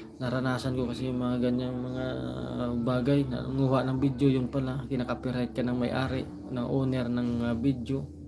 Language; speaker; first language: Filipino; non-native, local second language; Cebuano